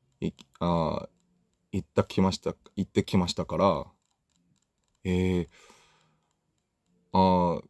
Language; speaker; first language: Japanese; non-native, learner; Korean